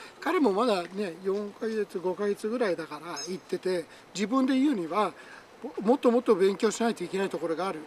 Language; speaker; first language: Japanese; non-native, fluent; Persian